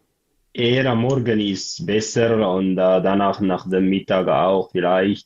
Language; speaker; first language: German; non-native, learner; Tigrinya